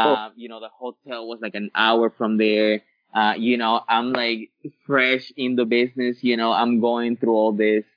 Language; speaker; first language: English; early bilingual, other home language; Spanish